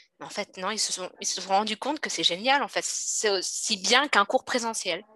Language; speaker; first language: French; native; French